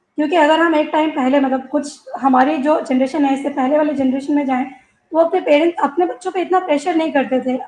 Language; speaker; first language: Hindi; native; Hindi